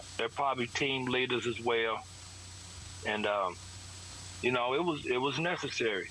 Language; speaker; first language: English; native; English